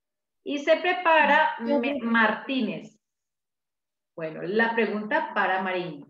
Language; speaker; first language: Spanish; native; Spanish